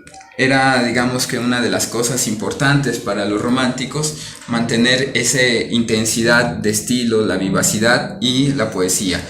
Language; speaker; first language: Spanish; native; Spanish